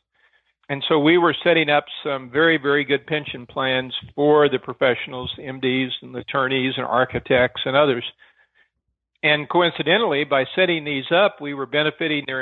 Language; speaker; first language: English; native; English